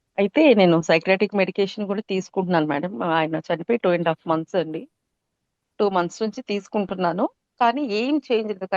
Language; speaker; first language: Telugu; native; Telugu